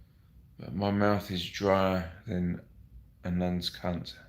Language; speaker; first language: English; native; English